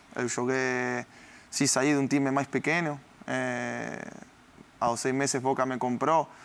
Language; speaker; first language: Portuguese; non-native, learner; Spanish